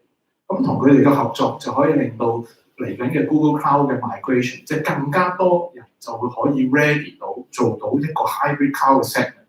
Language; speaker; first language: Chinese; native; Chinese